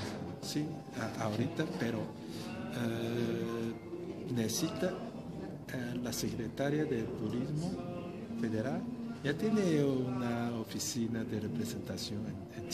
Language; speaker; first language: Spanish; non-native, fluent; Chinese